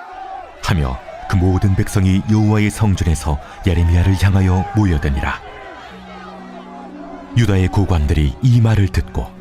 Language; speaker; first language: Korean; native; Korean